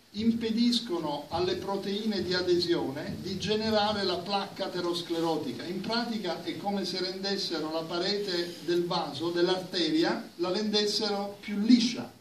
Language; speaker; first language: Italian; native; Italian